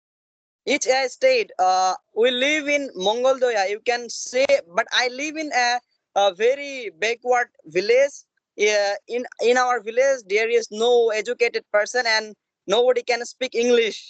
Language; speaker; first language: English; non-native, learner; Assamese